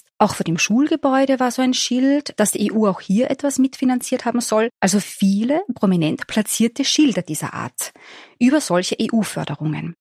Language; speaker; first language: German; native; German